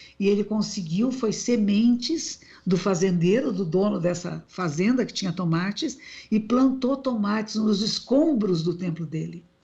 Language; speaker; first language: Portuguese; native; Portuguese